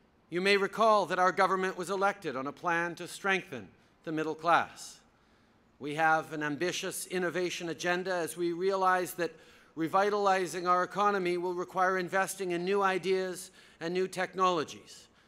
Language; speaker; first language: English; early bilingual, other home language; French